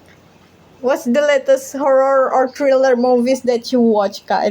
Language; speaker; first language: English; non-native, learner; Indonesian